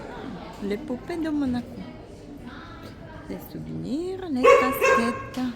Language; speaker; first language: French; non-native, fluent; Russian